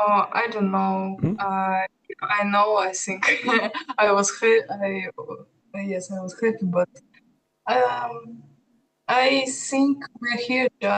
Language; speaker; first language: English; non-native, learner; Russian